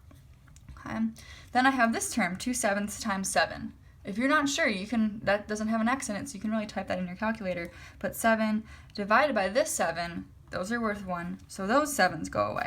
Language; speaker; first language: English; native; English